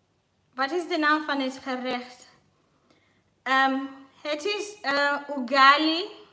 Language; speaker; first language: Dutch; non-native, learner; Swahili